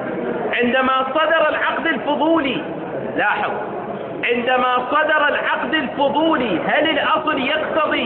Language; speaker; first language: Arabic; native; Arabic